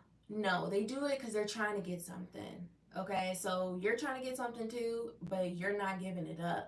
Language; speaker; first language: English; native; English